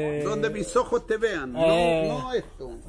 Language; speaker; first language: Spanish; native; Spanish